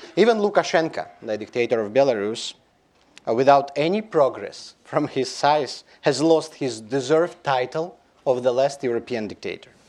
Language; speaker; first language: English; non-native, fluent; Belarusian